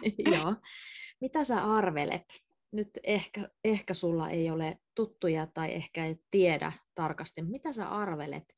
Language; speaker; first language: Finnish; native; Finnish